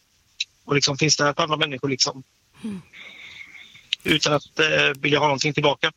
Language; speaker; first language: Swedish; native; Swedish